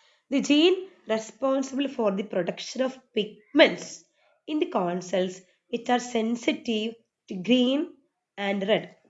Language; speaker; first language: English; non-native, local second language; Malayalam